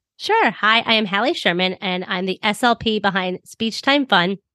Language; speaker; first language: English; native; English